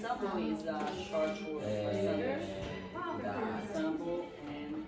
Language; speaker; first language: English; non-native, learner; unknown